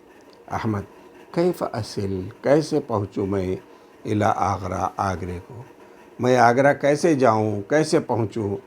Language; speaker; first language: Urdu; native; Urdu